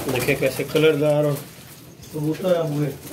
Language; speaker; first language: Hindi; non-native, local second language; Punjabi